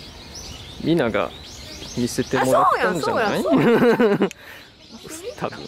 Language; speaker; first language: Japanese; non-native, fluent; French